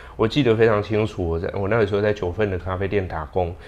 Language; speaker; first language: Chinese; native; Chinese